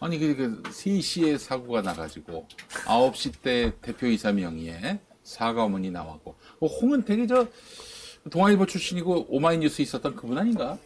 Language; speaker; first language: Korean; native; Korean